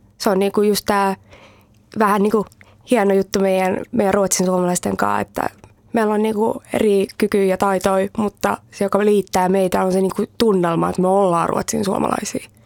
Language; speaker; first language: Finnish; early bilingual, heritage; Finnish